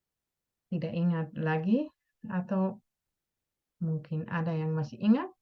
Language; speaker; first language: Indonesian; non-native, fluent; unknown